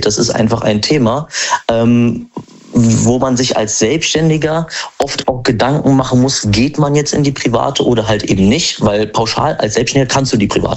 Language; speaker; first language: German; native; German